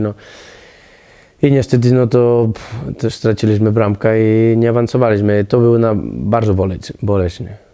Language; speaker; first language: Polish; non-native, learner; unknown